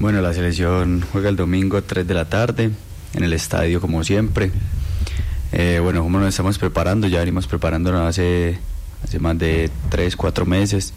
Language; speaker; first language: Spanish; native; Spanish